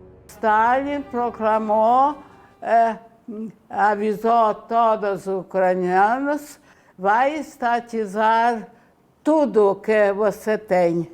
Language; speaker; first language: Portuguese; non-native, fluent; Ukrainian